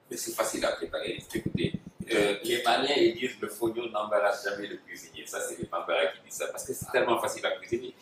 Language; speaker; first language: French; non-native, local second language; Wolof